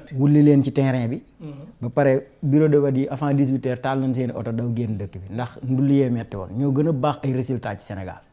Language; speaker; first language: Wolof; native; Wolof